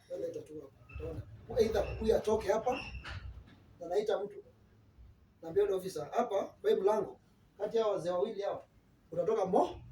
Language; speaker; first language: Swahili; non-native, local second language; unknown